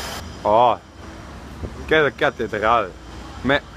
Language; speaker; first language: French; non-native, learner; Dutch